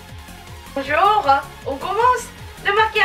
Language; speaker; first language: French; non-native, learner; Japanese